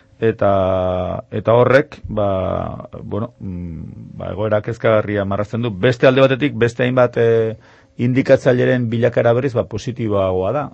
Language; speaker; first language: Basque; native; Basque